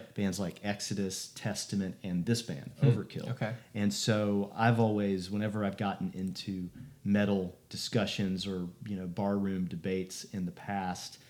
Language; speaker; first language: English; native; English